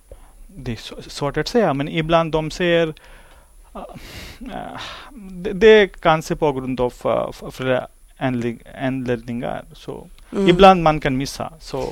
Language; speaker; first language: Swedish; non-native, learner; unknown